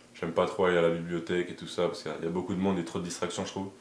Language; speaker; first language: French; native; French